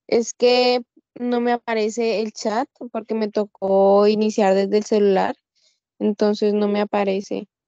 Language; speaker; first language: Spanish; native; Spanish